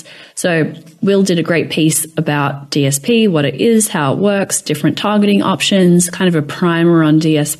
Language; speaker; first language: English; native; English